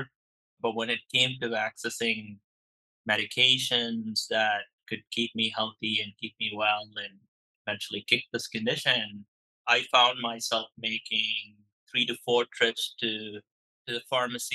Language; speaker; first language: English; non-native, local second language; Malayalam